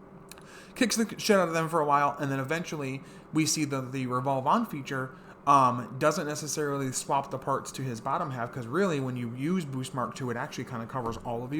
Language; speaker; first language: English; native; English